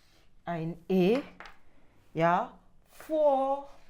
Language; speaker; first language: German; non-native, fluent; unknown